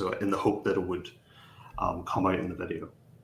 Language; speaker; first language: English; native; English